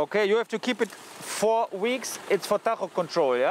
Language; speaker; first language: English; non-native, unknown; German